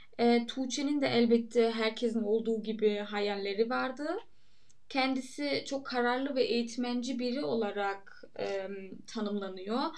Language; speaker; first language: Turkish; early bilingual, heritage; Turkish